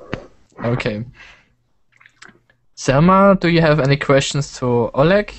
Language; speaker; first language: English; non-native, learner; German